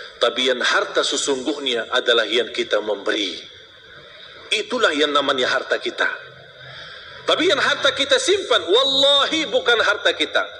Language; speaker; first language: Malay; non-native, fluent; Arabic